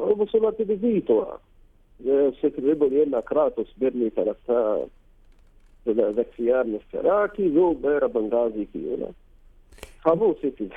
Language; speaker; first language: Greek; non-native, learner; Arabic